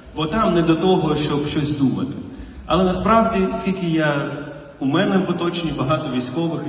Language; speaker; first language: Ukrainian; non-native, local second language; Russian